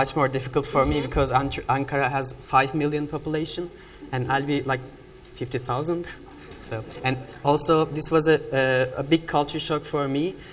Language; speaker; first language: English; non-native, fluent; Turkish